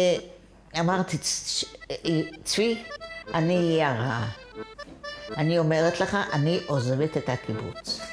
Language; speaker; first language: Hebrew; non-native, fluent; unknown